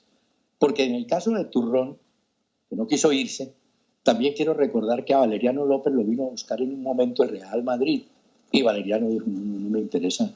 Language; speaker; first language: Spanish; native; Spanish